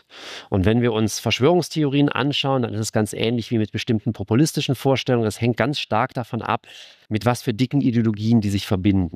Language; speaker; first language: German; native; German